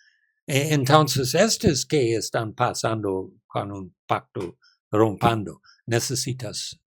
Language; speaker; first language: Spanish; non-native, learner; English